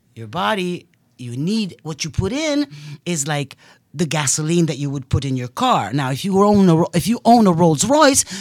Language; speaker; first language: English; early bilingual, other home language; Italian